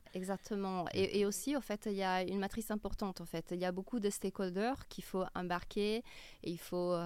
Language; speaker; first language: French; non-native, fluent; Italian